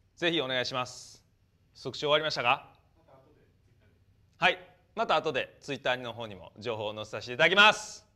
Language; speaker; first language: Japanese; native; Japanese